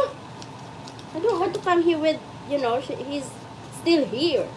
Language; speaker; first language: English; non-native, local second language; Filipino